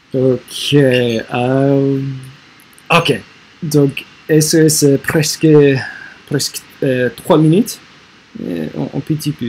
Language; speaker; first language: French; non-native, learner; English